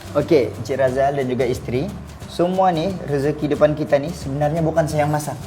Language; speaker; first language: Malay; native; Malay